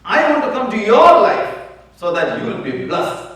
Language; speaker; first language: English; non-native, local second language; Malayalam